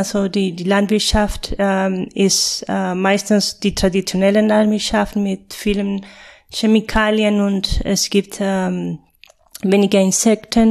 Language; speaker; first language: German; non-native, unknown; Spanish